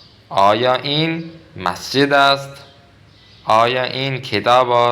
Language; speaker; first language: Persian; non-native, fluent; Urdu